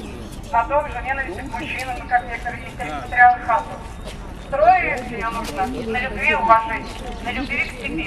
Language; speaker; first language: Russian; native; Russian